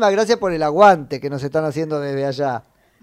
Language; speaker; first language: Spanish; native; Spanish